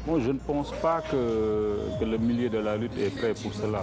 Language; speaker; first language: French; non-native, local second language; Wolof